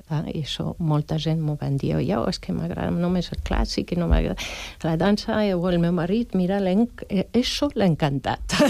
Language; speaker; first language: Catalan; non-native, fluent; French